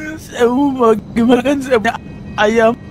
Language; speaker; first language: Malay; native; Malay